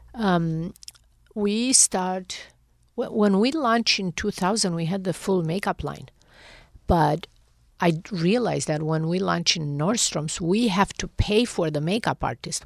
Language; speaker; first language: English; non-native, fluent; Romanian